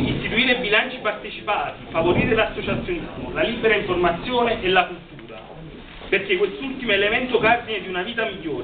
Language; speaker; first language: Italian; native; Italian